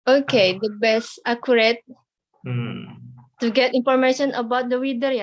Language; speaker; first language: English; non-native, learner; Indonesian